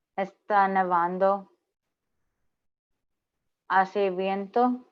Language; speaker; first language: Spanish; non-native, learner; English